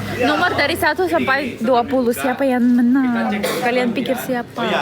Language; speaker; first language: Indonesian; non-native, learner; Russian